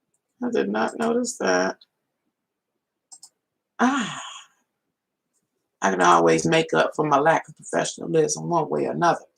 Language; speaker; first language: English; native; English